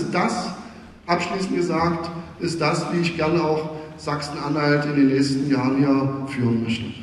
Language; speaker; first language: German; native; German